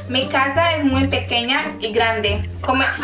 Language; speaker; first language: Spanish; non-native, learner; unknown